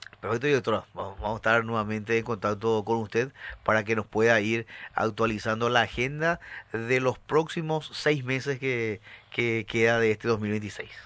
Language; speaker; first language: Spanish; native; Spanish